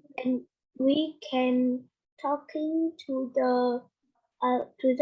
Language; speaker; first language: English; non-native, learner; Vietnamese